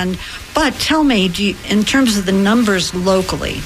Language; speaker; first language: English; native; English